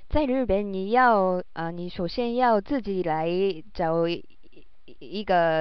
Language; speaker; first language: Chinese; non-native, learner; Japanese